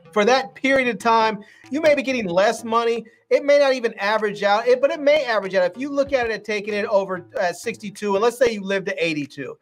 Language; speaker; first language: English; native; English